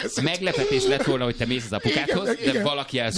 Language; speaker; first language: Hungarian; native; Hungarian